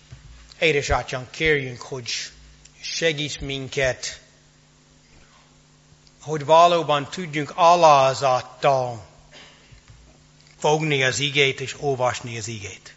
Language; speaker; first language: Hungarian; non-native, fluent; English